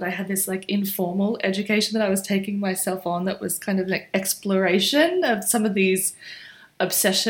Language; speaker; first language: English; native; English